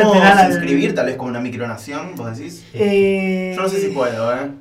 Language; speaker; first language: Spanish; native; Spanish